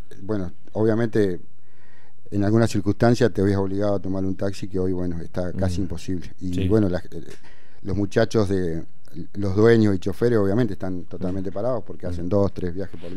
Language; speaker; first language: Spanish; native; Spanish